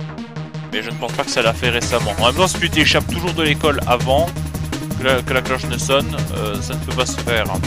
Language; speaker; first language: French; native; French